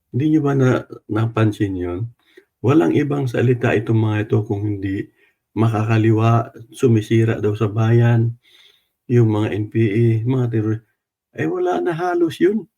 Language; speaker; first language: Filipino; non-native, local second language; Cebuano